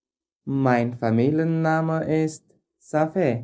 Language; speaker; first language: German; non-native, fluent; Pashto